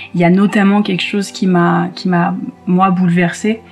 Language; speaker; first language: French; native; French